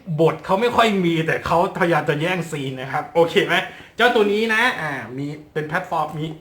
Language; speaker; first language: Thai; native; Thai